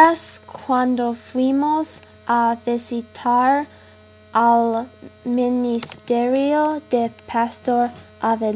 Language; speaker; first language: Spanish; non-native, learner; English